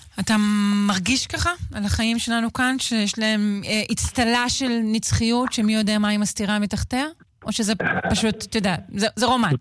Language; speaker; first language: Hebrew; native; Hebrew